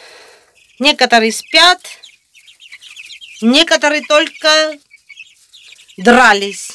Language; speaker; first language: Russian; non-native, fluent; Armenian